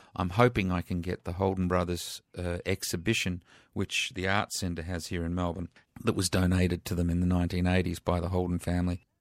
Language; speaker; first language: English; native; English